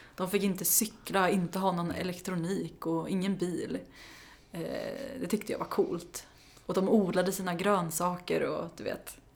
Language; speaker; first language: Swedish; native; Swedish